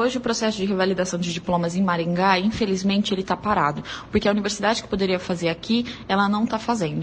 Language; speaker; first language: Portuguese; native; Portuguese